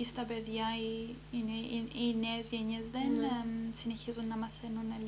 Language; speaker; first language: Greek; early bilingual, heritage; Greek